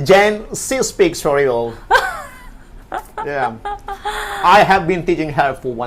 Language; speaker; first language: English; non-native, learner; Indonesian